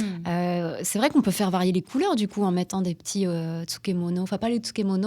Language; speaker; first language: French; native; French